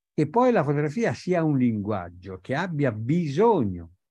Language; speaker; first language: Italian; native; Italian